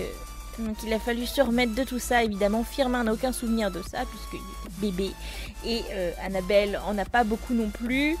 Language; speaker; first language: French; native; French